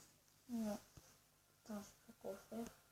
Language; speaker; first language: French; native; French